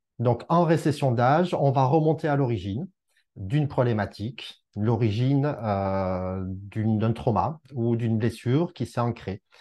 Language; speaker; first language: French; native; French